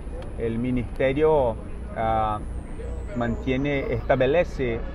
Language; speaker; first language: Spanish; non-native, fluent; Portuguese